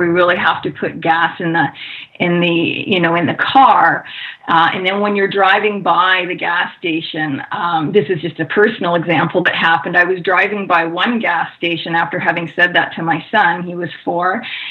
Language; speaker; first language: English; native; English